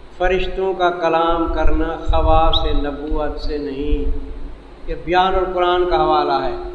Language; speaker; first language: Urdu; non-native, local second language; Saraiki